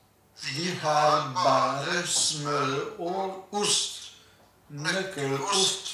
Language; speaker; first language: Norwegian; non-native, learner; French